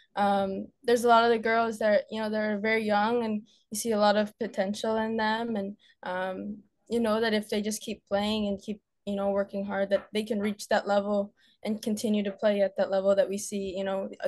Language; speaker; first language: English; native; English